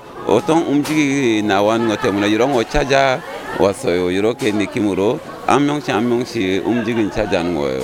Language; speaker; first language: Korean; non-native, learner; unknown